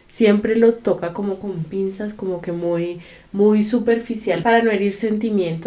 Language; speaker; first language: Spanish; native; Spanish